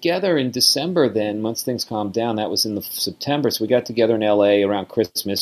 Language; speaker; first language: English; native; English